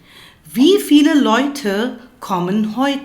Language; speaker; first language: German; non-native, fluent; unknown